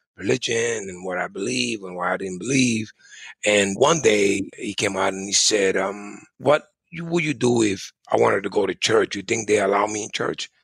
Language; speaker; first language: English; early bilingual, other home language; Spanish